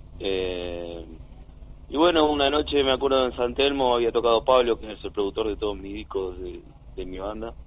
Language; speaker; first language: Spanish; native; Spanish